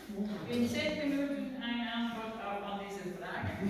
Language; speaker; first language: German; non-native, learner; Dutch